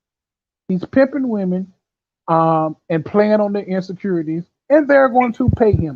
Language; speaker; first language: English; native; English